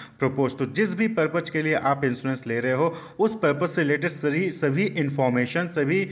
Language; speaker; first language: Hindi; native; Hindi